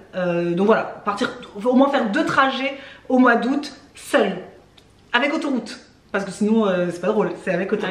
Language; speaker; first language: French; native; French